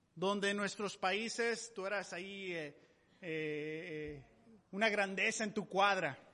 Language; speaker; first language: Spanish; native; Spanish